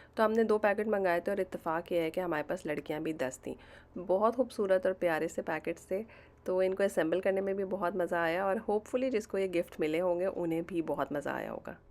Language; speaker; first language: Urdu; native; Urdu